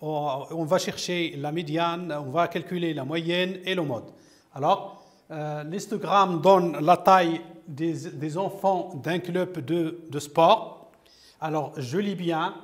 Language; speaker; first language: French; non-native, local second language; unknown